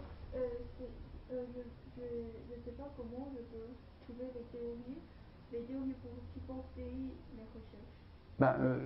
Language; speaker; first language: French; non-native, learner; Chinese